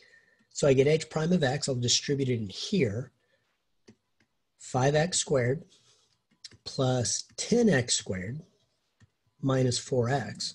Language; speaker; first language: English; native; English